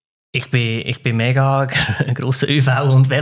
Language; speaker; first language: German; native; German